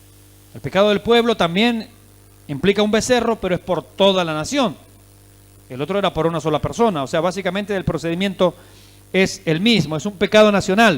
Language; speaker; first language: Spanish; native; Spanish